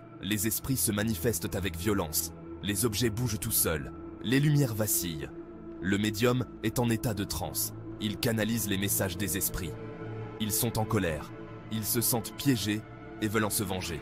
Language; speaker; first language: French; native; French